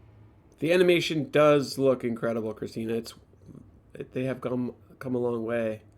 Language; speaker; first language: English; native; English